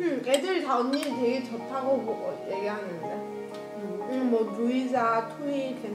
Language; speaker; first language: Korean; non-native, learner; Chinese